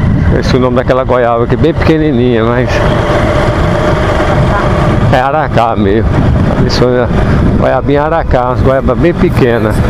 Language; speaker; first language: Portuguese; native; Portuguese